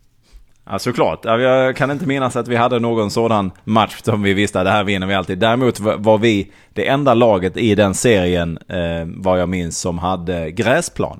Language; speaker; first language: Swedish; native; Swedish